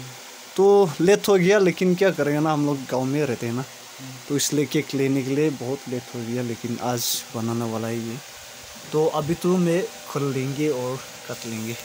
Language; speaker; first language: Hindi; non-native, local second language; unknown